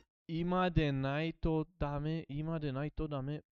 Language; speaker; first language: Japanese; non-native, learner; English